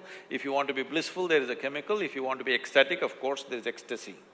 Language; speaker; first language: English; non-native, local second language; Kannada